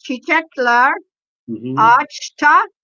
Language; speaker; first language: Turkish; non-native, learner; English